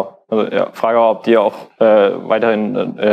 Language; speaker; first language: German; native; German